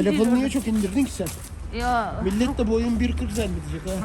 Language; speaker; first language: Turkish; native; Turkish